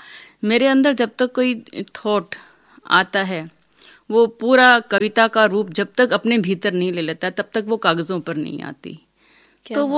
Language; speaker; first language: Hindi; native; Hindi